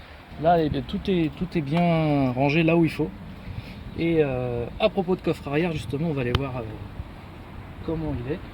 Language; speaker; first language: French; native; French